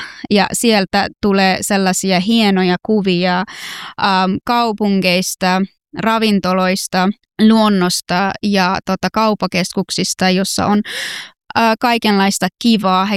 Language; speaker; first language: Finnish; non-native, fluent; Persian